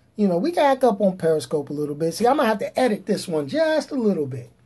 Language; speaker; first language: English; native; English